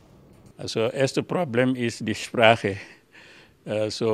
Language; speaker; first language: German; non-native, learner; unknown